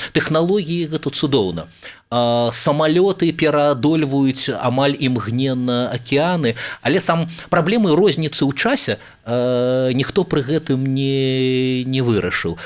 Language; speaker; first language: Belarusian; native; Belarusian